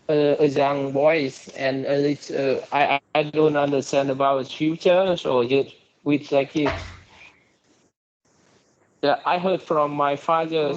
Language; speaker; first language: English; non-native, learner; Vietnamese